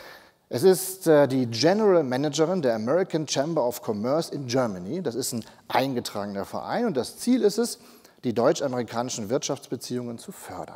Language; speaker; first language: German; native; German